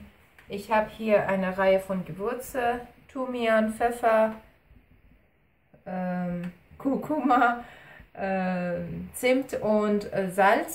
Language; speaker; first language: German; non-native, fluent; Persian